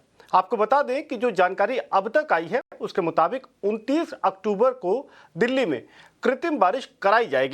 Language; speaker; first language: Hindi; native; Hindi